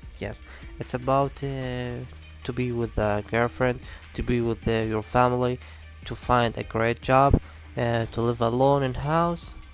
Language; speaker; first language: English; non-native, learner; Arabic